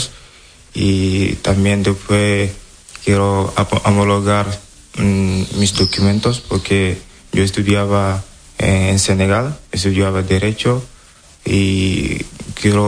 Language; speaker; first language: Spanish; non-native, learner; Wolof